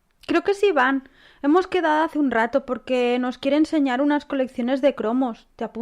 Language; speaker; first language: Spanish; native; Spanish